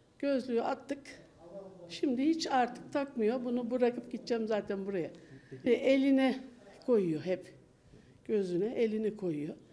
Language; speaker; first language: Turkish; native; Turkish